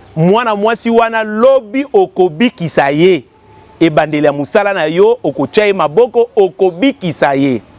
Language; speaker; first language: Lingala; non-native, local second language; Kongo